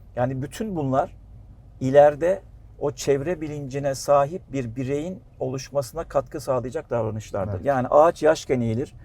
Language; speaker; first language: Turkish; native; Turkish